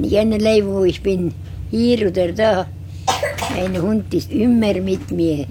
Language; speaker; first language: German; non-native, learner; Estonian